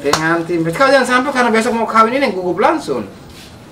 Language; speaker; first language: Indonesian; native; Indonesian